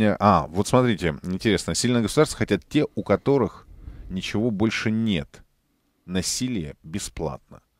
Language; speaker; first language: Russian; native; Russian